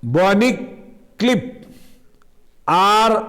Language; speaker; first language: Hindi; non-native, local second language; Marathi